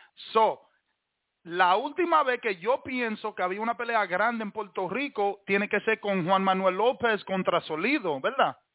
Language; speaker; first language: Spanish; early bilingual, heritage; Spanish